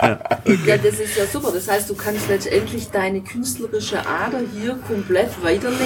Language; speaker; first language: German; native; German